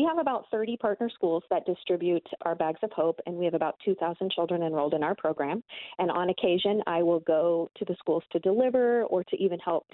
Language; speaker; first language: English; native; English